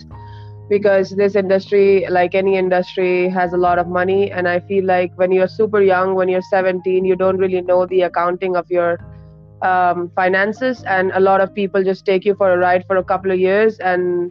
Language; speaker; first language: English; non-native, local second language; Hindi